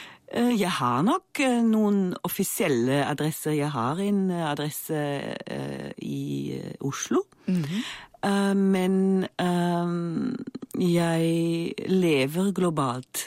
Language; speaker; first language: Norwegian; non-native, fluent; German